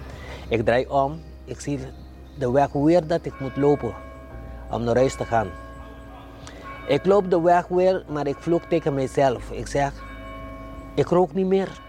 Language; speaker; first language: Dutch; non-native, fluent; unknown